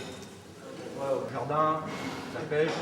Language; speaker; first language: French; native; French